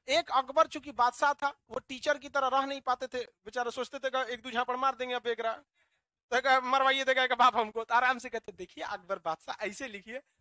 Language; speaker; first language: Hindi; native; Hindi